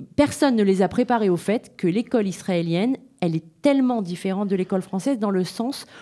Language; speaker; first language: French; native; French